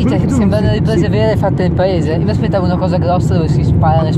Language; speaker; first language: Italian; native; Italian